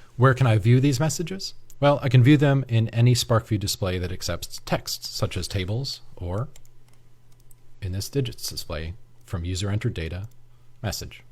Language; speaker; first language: English; native; English